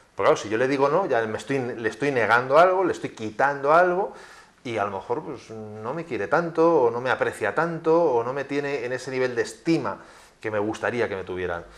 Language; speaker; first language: Spanish; native; Spanish